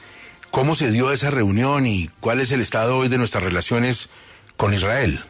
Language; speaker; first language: Spanish; native; Spanish